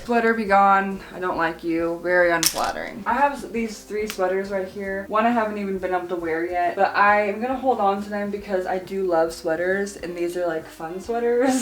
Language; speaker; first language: English; native; English